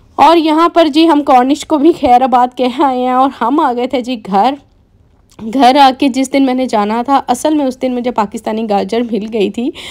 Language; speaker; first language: Urdu; native; Urdu